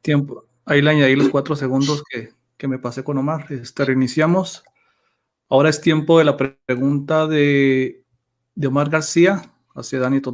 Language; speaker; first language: Spanish; native; Spanish